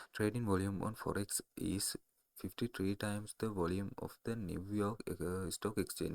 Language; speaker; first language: English; non-native, local second language; Sinhala